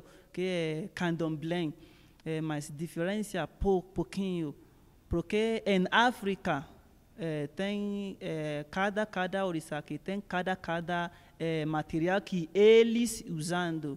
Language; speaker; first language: Portuguese; non-native, learner; Yoruba